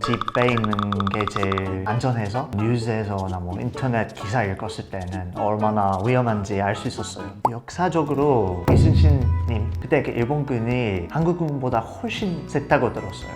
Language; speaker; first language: Korean; non-native, fluent; English